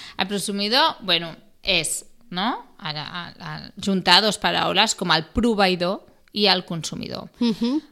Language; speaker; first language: Catalan; non-native, local second language; Spanish